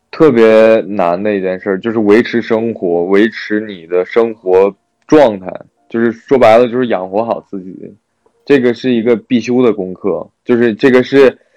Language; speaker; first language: Chinese; non-native, local second language; Korean